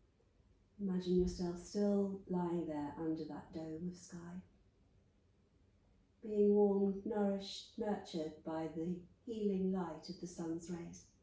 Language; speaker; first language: English; native; English